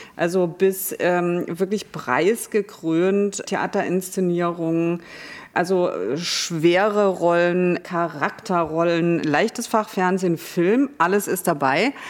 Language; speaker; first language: German; native; German